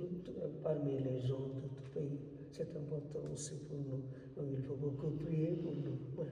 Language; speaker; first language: French; non-native, fluent; Bangla